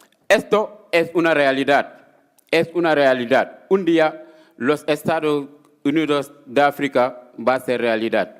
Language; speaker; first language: Spanish; non-native, fluent; Wolof